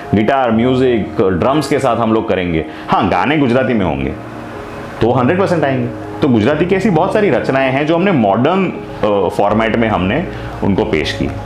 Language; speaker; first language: Hindi; non-native, local second language; Gujarati